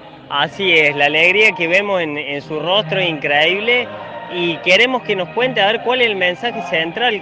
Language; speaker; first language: Spanish; native; Spanish